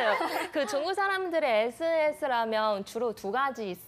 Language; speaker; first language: Korean; non-native, fluent; Chinese